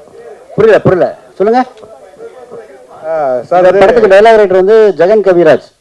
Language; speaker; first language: Tamil; native; Tamil